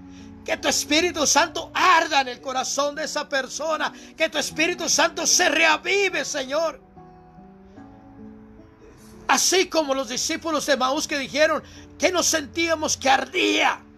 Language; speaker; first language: Spanish; native; Spanish